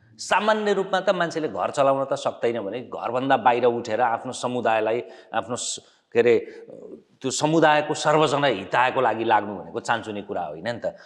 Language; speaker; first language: Nepali; native; Nepali